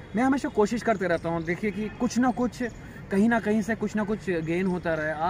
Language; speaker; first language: Hindi; native; Hindi